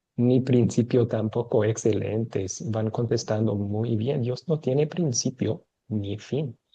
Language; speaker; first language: Spanish; non-native, fluent; English